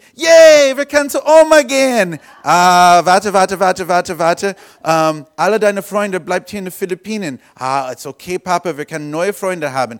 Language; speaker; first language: German; non-native, learner; English